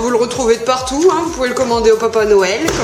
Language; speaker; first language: French; native; French